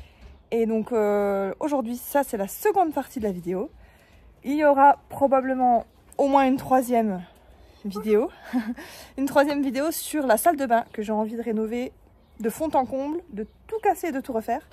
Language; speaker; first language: French; native; French